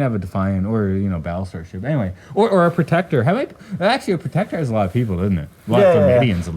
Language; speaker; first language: English; native; English